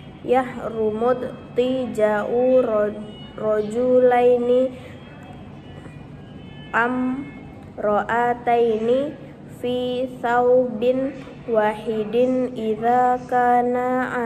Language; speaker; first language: Arabic; non-native, learner; Indonesian